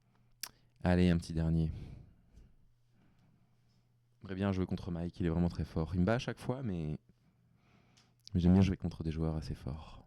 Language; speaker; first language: French; native; French